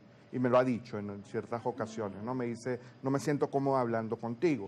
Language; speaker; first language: Spanish; native; Spanish